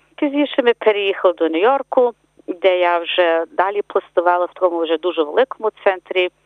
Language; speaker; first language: Ukrainian; early bilingual, heritage; Ukrainian